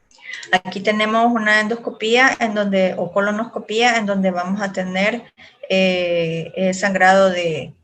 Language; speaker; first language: Spanish; native; Spanish